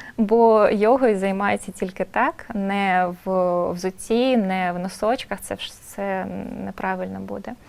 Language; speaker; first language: Ukrainian; non-native, local second language; Russian